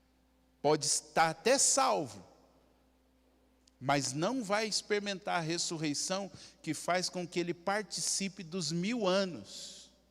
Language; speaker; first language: Portuguese; native; Portuguese